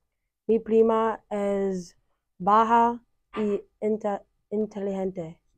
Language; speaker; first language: Spanish; non-native, learner; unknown